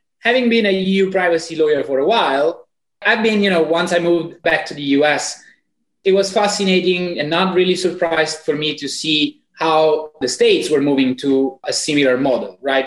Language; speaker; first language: English; non-native, fluent; Italian